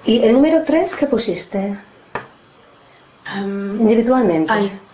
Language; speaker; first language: Spanish; native; Spanish